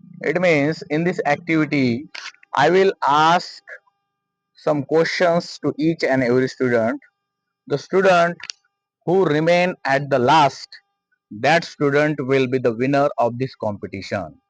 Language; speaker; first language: English; non-native, local second language; Marathi